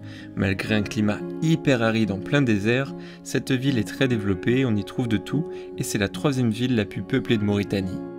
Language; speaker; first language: French; native; French